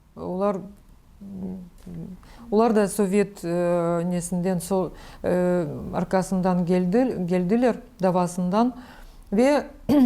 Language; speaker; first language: Turkish; non-native, learner; Crimean Tatar